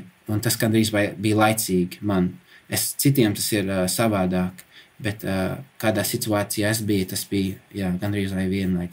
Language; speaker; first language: Latvian; early bilingual, heritage; English